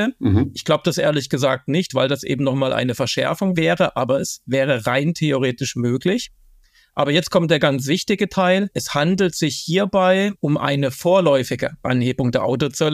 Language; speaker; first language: German; native; German